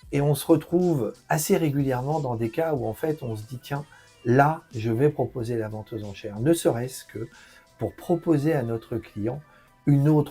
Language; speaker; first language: French; native; French